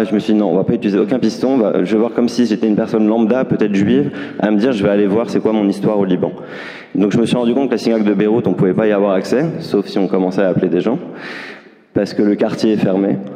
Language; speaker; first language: French; native; French